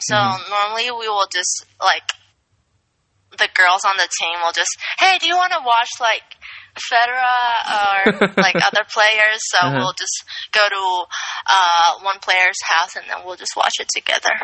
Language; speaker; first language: English; non-native, fluent; Chinese